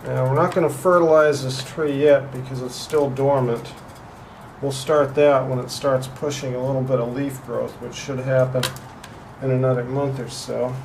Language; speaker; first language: English; native; English